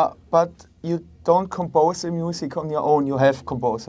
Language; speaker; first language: English; non-native, learner; German